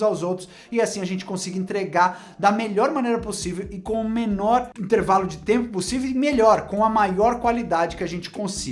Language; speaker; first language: Portuguese; native; Portuguese